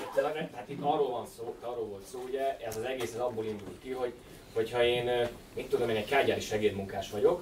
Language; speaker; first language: Hungarian; native; Hungarian